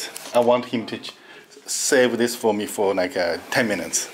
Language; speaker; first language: English; non-native, learner; Chinese